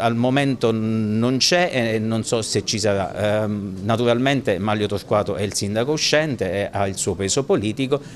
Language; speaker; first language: Italian; native; Italian